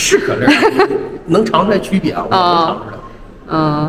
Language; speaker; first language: Chinese; native; Chinese